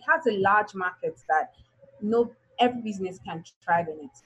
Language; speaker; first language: English; non-native, local second language; Igbo